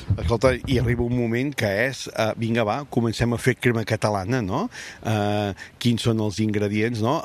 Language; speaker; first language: Catalan; native; Catalan